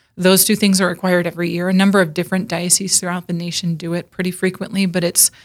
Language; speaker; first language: English; native; English